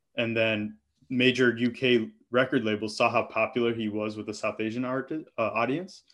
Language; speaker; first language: English; native; English